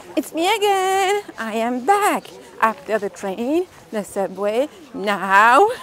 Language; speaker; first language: English; non-native, fluent; French